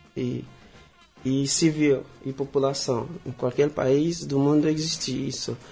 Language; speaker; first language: Portuguese; non-native, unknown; Haitian Creole